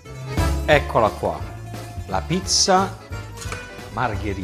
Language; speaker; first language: Italian; native; Italian